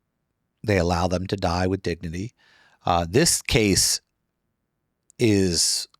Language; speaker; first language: English; native; English